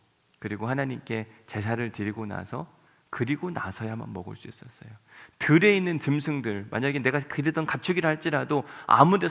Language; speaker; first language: Korean; native; Korean